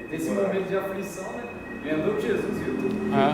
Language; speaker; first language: Portuguese; native; Portuguese